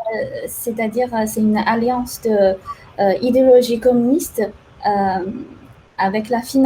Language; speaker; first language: French; non-native, fluent; Chinese